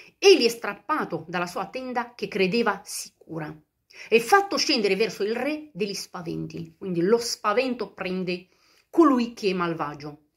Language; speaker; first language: Italian; non-native, fluent; Romanian